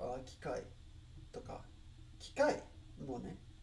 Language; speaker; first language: Japanese; non-native, learner; Spanish